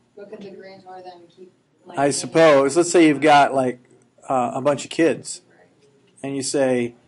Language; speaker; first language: English; native; English